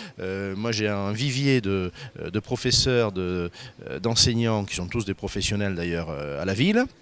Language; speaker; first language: French; native; French